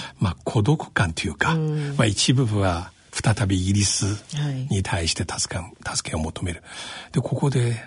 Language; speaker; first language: Japanese; non-native, fluent; Chinese